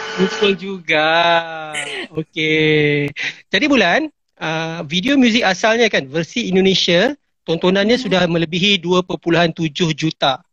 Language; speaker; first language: Malay; native; Malay